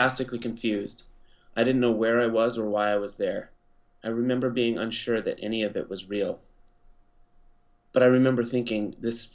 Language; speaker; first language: English; native; English